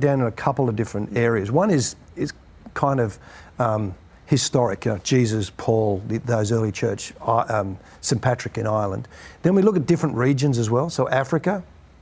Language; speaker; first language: English; native; English